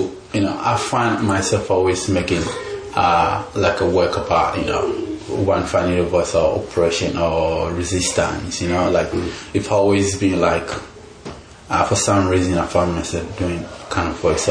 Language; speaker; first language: English; non-native, local second language; Ga